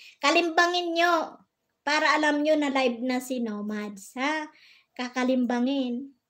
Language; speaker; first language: Filipino; non-native, local second language; Bikol